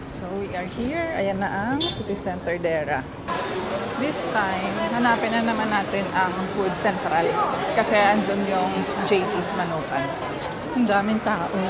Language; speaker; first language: Filipino; non-native, local second language; Hiligaynon